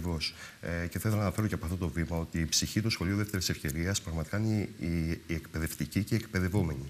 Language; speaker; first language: Greek; native; Greek